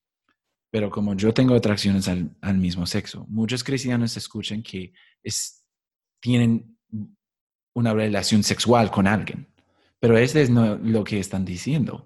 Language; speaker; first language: Spanish; non-native, fluent; English